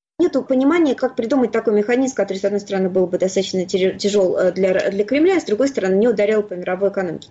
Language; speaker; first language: Russian; native; Russian